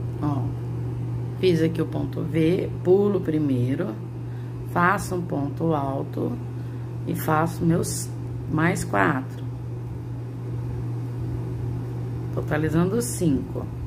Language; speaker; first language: Portuguese; native; Portuguese